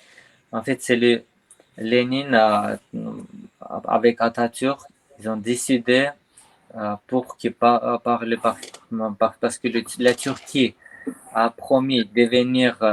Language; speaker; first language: French; non-native, learner; Armenian